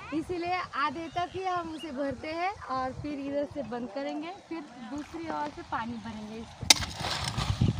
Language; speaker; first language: Hindi; non-native, local second language; Marathi